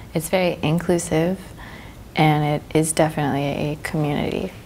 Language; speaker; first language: English; native; English